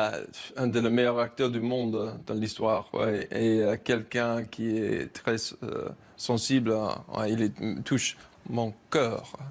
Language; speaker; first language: French; non-native, fluent; English